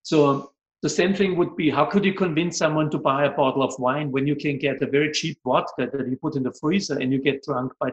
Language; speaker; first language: English; non-native, fluent; German